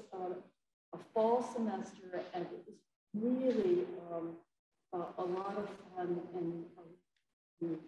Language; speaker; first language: English; native; English